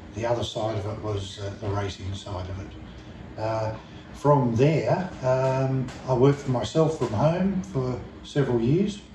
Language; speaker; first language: English; native; English